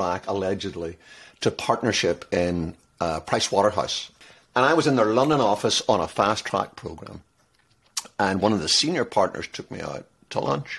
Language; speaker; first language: English; native; English